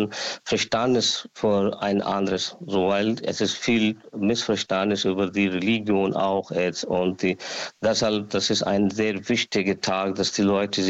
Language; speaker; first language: German; non-native, learner; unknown